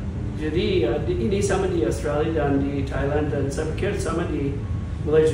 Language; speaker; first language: Indonesian; non-native, fluent; English